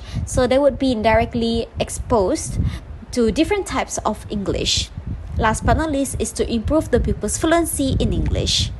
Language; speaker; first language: English; non-native, local second language; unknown